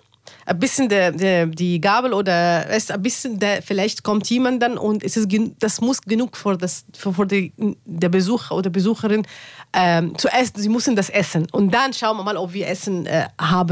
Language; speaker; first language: German; non-native, learner; Arabic